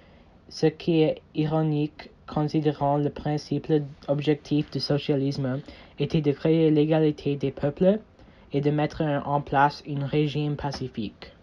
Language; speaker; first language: French; non-native, learner; English